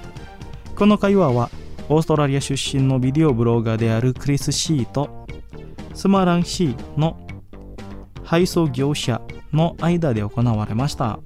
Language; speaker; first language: Japanese; non-native, fluent; Indonesian